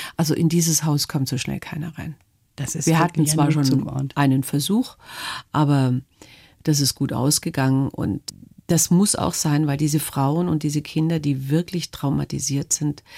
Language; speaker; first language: German; native; German